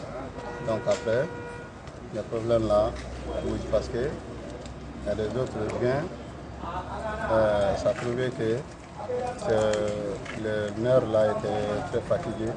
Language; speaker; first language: French; non-native, learner; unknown